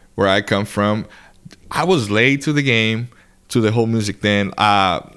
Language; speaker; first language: English; non-native, fluent; Spanish